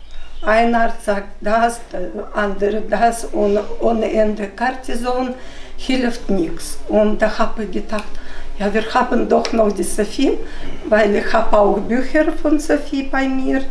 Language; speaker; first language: German; non-native, fluent; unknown